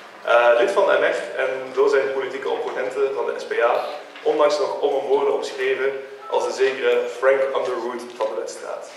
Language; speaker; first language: Dutch; native; Dutch